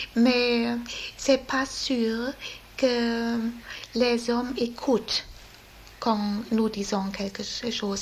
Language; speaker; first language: French; non-native, learner; German